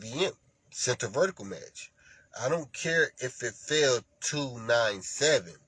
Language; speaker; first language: English; native; English